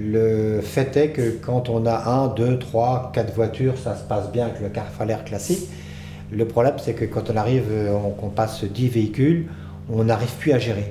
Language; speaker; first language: French; native; French